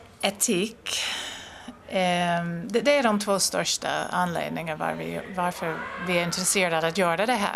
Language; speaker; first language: Swedish; non-native, fluent; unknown